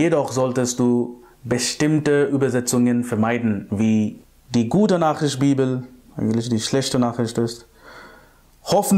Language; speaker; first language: German; non-native, fluent; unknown